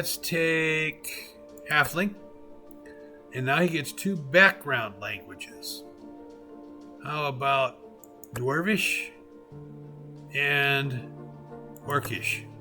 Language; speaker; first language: English; native; English